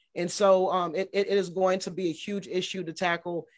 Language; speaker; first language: English; native; English